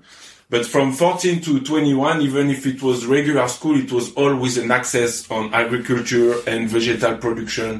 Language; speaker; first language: English; non-native, fluent; French